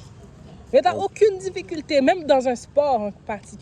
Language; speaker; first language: French; native; French